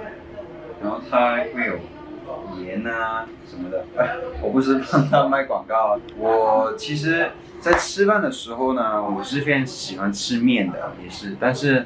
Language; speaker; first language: Chinese; non-native, local second language; Cantonese